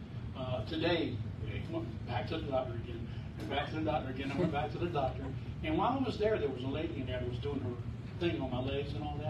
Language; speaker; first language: English; native; English